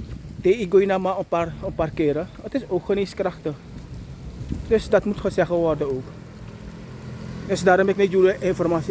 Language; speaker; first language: Dutch; non-native, local second language; Sranan Tongo